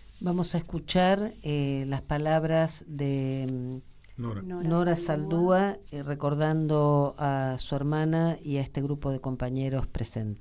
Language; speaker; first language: Spanish; native; Spanish